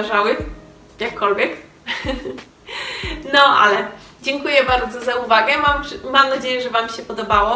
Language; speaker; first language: Polish; native; Polish